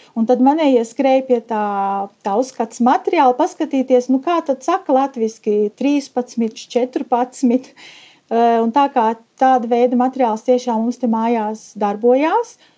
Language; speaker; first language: Latvian; native; Latvian